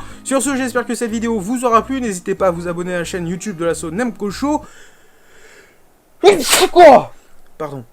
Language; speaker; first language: French; native; French